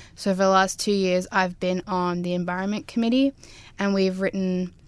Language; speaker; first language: English; native; English